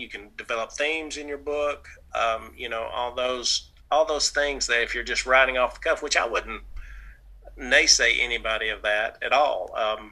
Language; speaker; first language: English; native; English